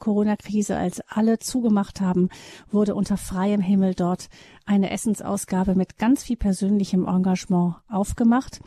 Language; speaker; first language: German; native; German